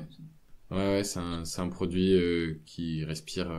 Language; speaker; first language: French; native; French